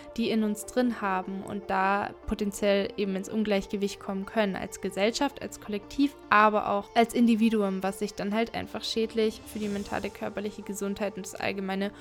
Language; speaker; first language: German; native; German